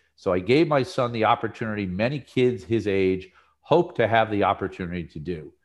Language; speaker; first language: English; native; English